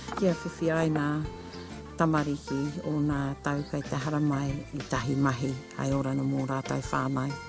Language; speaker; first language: Māori; native; Māori